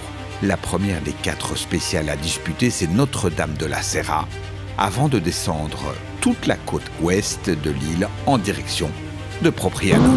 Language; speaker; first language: French; native; French